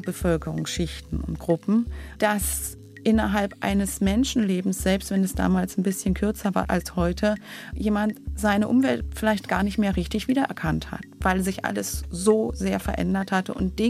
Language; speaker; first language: German; native; German